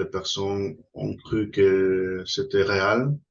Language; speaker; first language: French; non-native, learner; Spanish